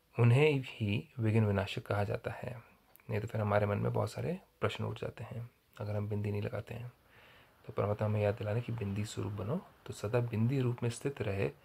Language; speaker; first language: Hindi; native; Hindi